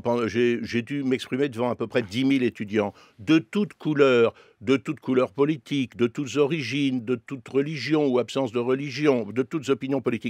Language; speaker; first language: French; native; French